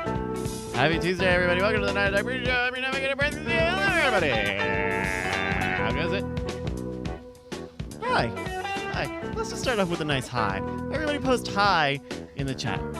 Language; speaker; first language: English; native; English